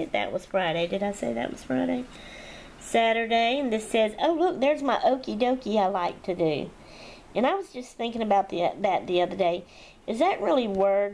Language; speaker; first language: English; native; English